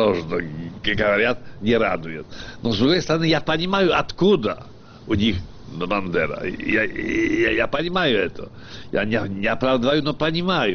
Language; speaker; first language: Russian; non-native, fluent; Polish